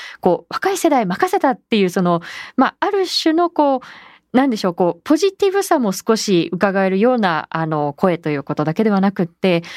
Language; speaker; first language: Japanese; native; Japanese